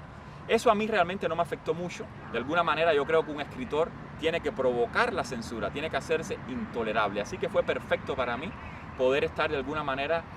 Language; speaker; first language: Spanish; native; Spanish